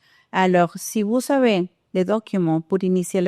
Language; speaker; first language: French; non-native, fluent; Spanish